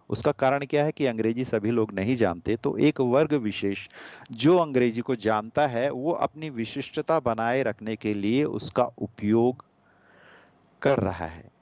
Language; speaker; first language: Hindi; non-native, local second language; Gujarati